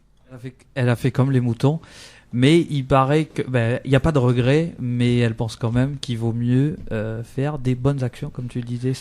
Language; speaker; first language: French; native; French